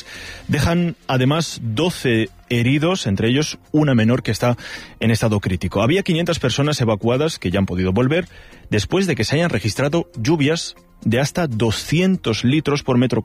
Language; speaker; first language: Spanish; native; Spanish